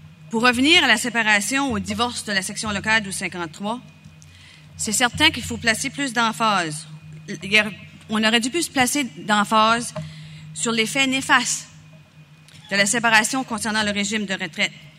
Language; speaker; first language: French; native; French